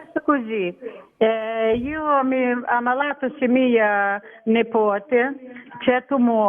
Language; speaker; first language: Italian; non-native, learner; Ukrainian